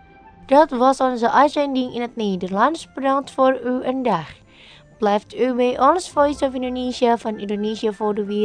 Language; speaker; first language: Dutch; non-native, learner; Indonesian